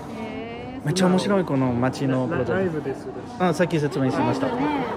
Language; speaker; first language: Japanese; non-native, learner; French